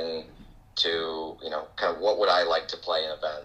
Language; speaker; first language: English; native; English